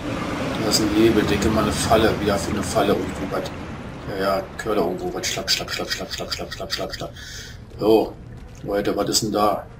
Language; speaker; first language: German; native; German